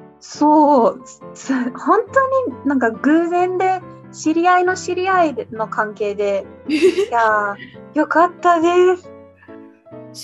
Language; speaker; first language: Japanese; non-native, fluent; English